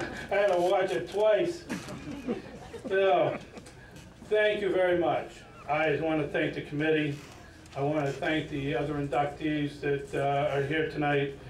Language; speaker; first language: English; native; English